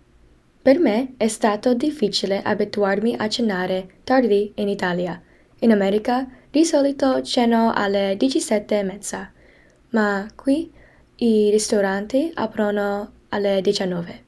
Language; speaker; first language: Italian; non-native, learner; English